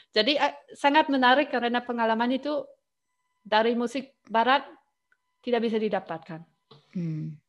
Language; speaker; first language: Indonesian; non-native, fluent; German